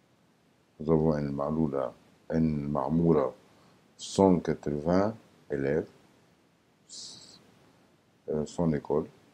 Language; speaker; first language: French; non-native, learner; Arabic